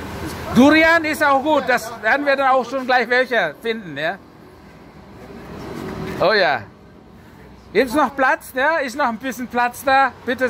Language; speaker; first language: German; non-native, fluent; Indonesian